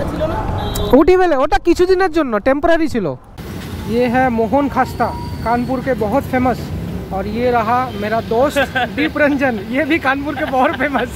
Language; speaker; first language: Hindi; native; Hindi